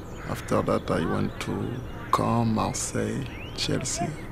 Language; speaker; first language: English; non-native, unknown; French